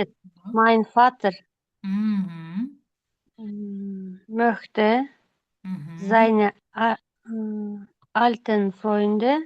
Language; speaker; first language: German; non-native, learner; Kyrgyz